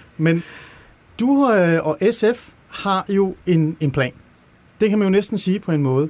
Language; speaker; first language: Danish; early bilingual, other home language; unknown